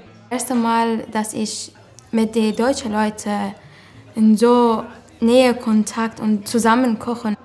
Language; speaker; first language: German; non-native, learner; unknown